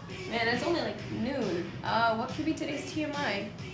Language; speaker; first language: English; early bilingual, other home language; Korean